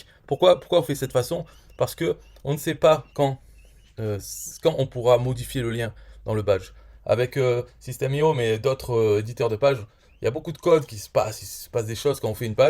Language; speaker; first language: French; native; French